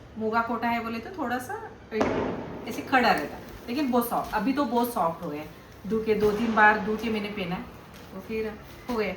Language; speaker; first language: Hindi; non-native, local second language; Kannada